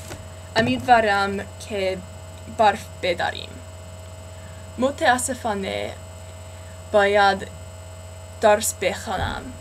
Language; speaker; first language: Persian; non-native, learner; English